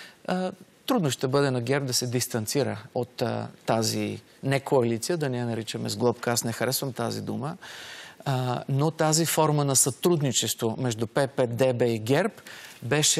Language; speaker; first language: Bulgarian; native; Bulgarian